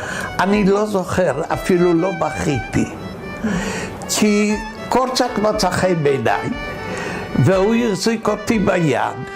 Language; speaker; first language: Hebrew; non-native, fluent; Polish